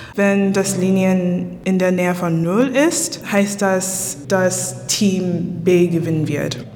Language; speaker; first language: German; non-native, fluent; English